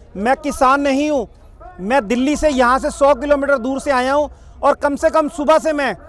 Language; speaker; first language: Hindi; non-native, local second language; Punjabi